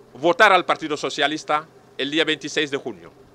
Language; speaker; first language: Spanish; non-native, fluent; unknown